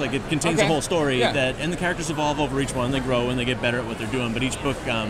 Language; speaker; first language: English; native; English